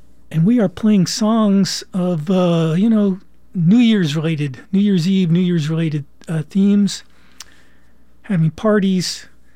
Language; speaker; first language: English; native; English